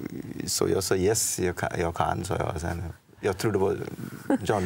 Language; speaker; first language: Swedish; non-native, fluent; Odia